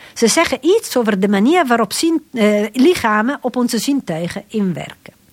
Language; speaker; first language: Dutch; non-native, fluent; Italian